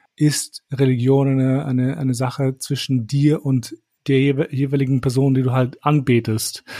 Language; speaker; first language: German; early bilingual, other home language; Albanian